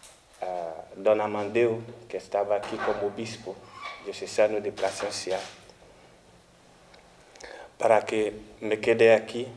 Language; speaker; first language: Spanish; non-native, fluent; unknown